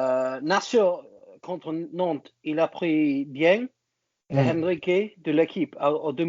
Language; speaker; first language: French; non-native, learner; English